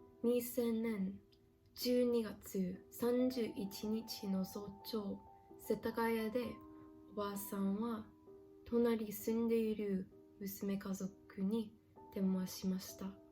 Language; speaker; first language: Japanese; non-native, learner; English